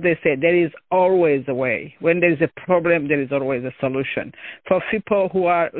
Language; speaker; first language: English; non-native, local second language; Kinyarwanda